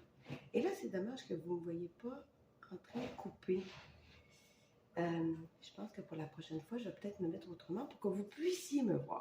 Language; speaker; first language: French; native; French